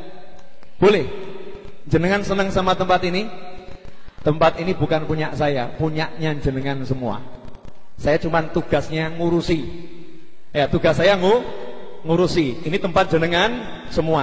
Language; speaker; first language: Indonesian; non-native, local second language; Javanese